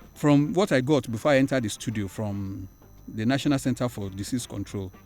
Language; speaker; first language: English; non-native, local second language; Yoruba